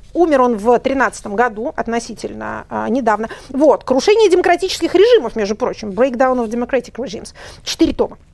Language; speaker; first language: Russian; native; Russian